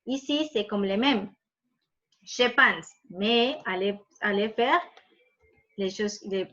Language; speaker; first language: French; non-native, fluent; Spanish